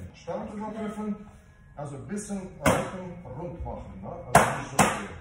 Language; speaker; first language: German; non-native, fluent; Russian